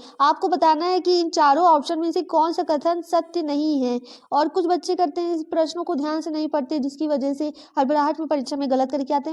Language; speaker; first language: Hindi; native; Hindi